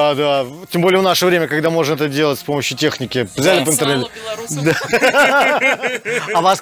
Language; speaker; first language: Russian; native; Russian